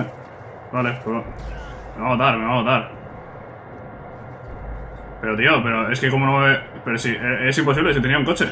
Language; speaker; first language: Spanish; native; Spanish